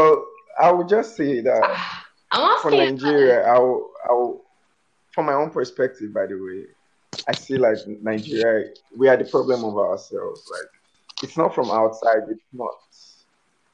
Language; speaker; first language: English; non-native, local second language; Yoruba